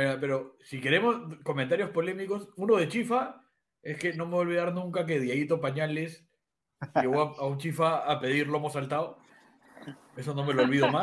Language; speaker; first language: Spanish; native; Spanish